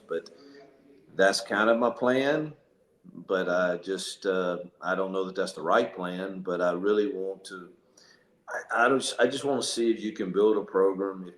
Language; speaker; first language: English; native; English